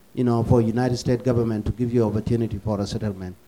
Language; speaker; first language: English; early bilingual, other home language; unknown